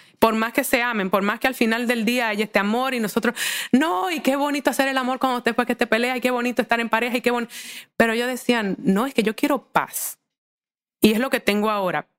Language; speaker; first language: Spanish; native; Spanish